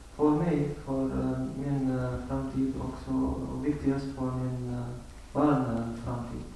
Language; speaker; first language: Swedish; non-native, learner; Arabic